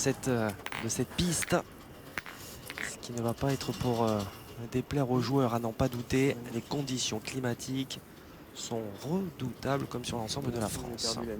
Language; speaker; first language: French; native; French